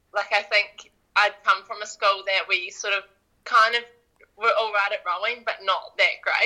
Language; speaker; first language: English; native; English